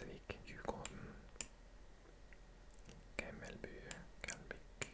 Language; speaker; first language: Swedish; non-native, learner; English